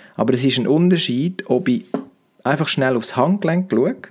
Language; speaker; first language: German; non-native, fluent; Romansh